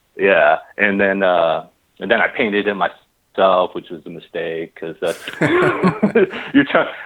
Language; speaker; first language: English; native; English